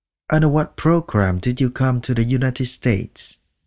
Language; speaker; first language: English; non-native, fluent; Vietnamese